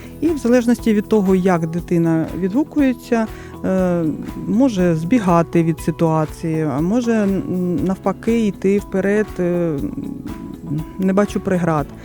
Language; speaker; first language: Ukrainian; non-native, local second language; Russian